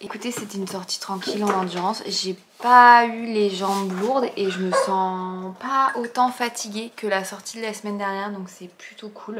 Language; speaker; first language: French; native; French